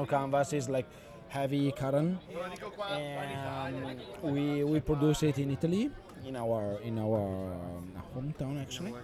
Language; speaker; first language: English; non-native, learner; Italian